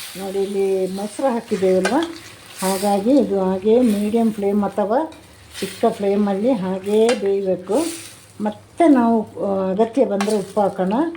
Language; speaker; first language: Kannada; non-native, local second language; Malayalam